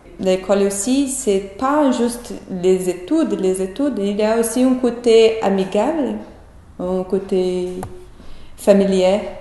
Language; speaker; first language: French; non-native, learner; Portuguese